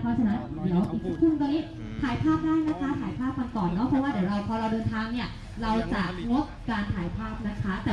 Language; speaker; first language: Thai; native; Thai